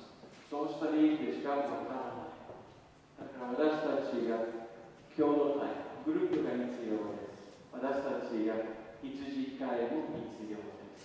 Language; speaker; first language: Japanese; non-native, learner; English